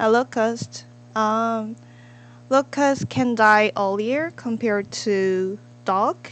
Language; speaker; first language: English; non-native, learner; Korean